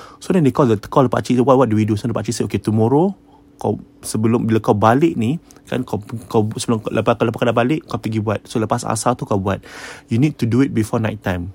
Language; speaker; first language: English; native; English